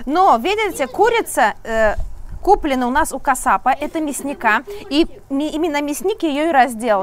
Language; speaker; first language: Russian; native; Russian